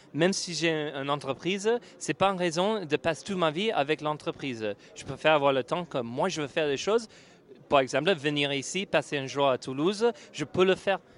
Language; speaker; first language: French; non-native, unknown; English